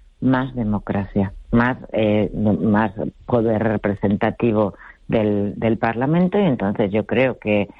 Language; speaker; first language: Spanish; native; Spanish